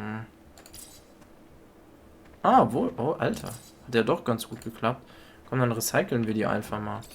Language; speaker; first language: German; native; German